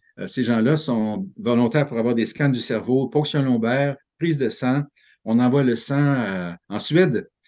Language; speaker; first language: French; native; French